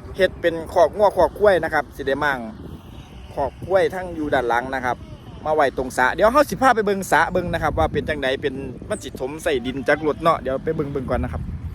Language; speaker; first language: Thai; native; Thai